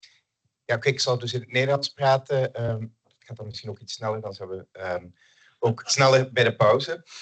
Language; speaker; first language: Dutch; native; Dutch